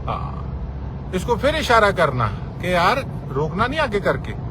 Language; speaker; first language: Hindi; non-native, local second language; Punjabi